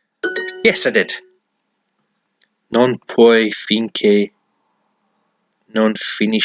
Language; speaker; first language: Italian; non-native, learner; English